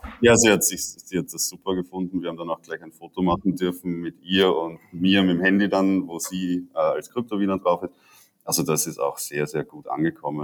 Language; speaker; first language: German; native; German